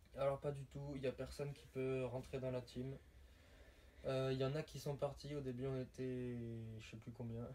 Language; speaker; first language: French; native; French